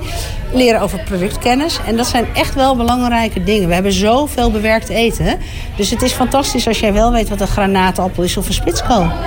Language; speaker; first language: Dutch; native; Dutch